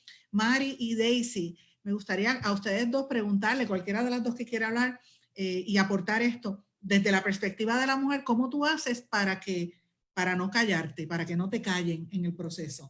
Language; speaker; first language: Spanish; native; Spanish